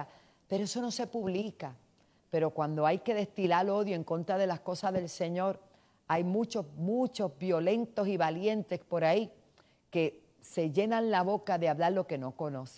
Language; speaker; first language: Spanish; native; Spanish